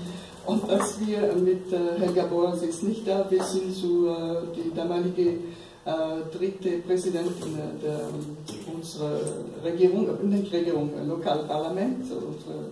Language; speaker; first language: German; non-native, fluent; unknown